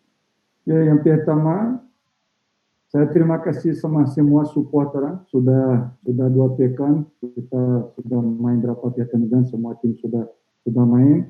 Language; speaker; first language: Indonesian; non-native, fluent; Portuguese